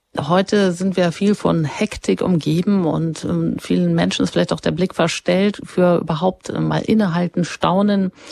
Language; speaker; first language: German; native; German